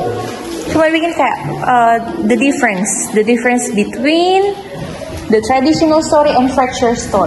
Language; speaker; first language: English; non-native, fluent; Indonesian